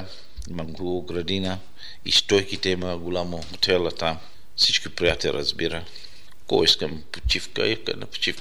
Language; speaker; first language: Bulgarian; non-native, learner; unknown